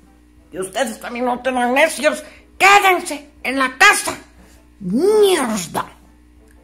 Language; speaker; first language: Spanish; native; Spanish